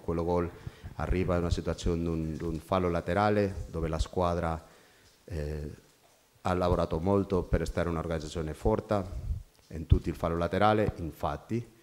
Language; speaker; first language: Italian; non-native, fluent; Spanish